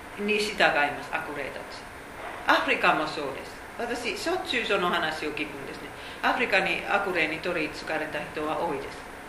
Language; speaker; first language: Japanese; non-native, fluent; Finnish